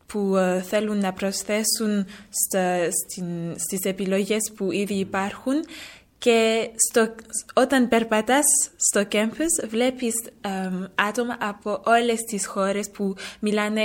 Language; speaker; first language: Greek; early bilingual, heritage; French